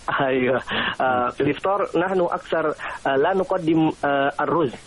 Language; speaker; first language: Arabic; non-native, local second language; Indonesian